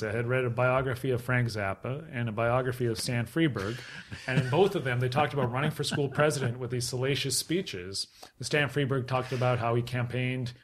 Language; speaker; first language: English; native; English